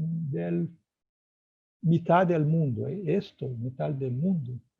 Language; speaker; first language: Spanish; non-native, learner; Portuguese